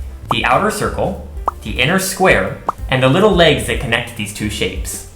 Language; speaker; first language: English; native; English